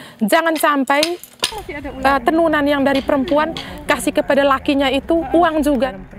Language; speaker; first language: Indonesian; non-native, local second language; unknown